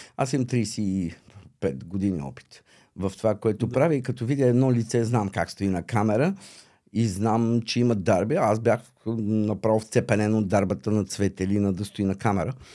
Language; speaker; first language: Bulgarian; native; Bulgarian